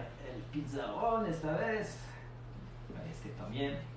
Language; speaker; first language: Spanish; non-native, fluent; French